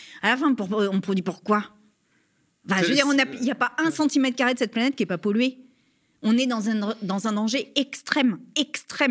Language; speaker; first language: French; native; French